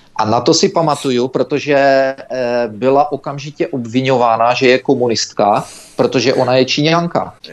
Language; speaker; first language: Czech; native; Czech